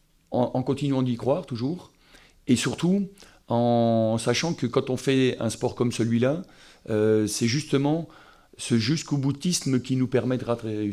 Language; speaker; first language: French; native; French